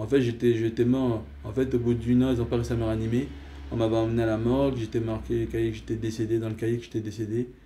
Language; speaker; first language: French; early bilingual, other home language; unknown